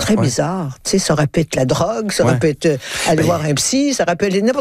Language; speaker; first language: French; native; French